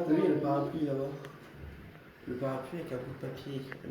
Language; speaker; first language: French; native; French